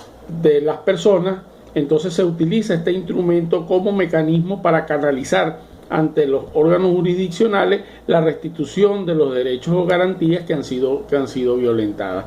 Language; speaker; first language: Spanish; native; Spanish